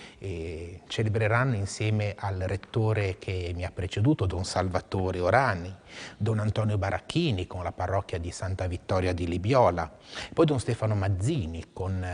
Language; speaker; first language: Italian; native; Italian